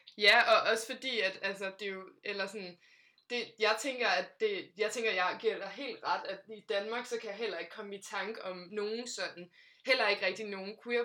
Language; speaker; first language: Danish; native; Danish